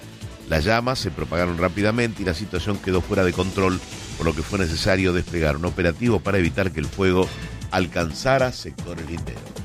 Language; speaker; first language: Spanish; native; Spanish